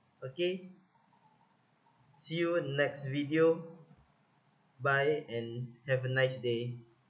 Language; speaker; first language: English; non-native, local second language; Malay